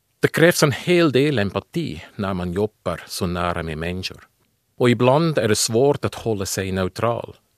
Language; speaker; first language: Swedish; non-native, fluent; German